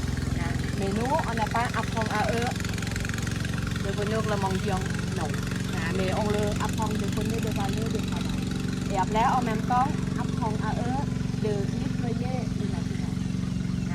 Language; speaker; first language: French; non-native, learner; Thai